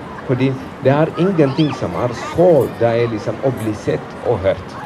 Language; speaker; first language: Norwegian; non-native, fluent; Amharic